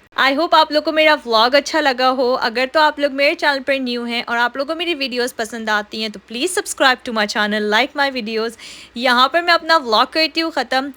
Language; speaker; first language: Urdu; native; Urdu